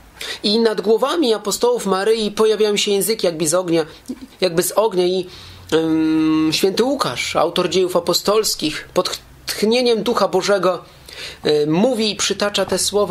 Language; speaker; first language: Polish; native; Polish